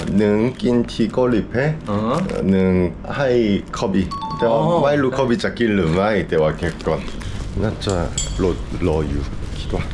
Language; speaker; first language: Thai; non-native, learner; Korean